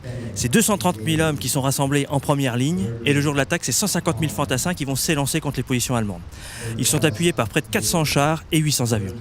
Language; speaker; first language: French; native; French